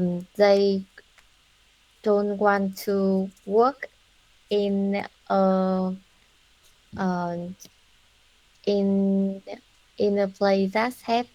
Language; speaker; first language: English; non-native, learner; Vietnamese